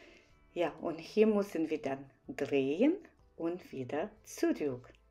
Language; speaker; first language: German; non-native, fluent; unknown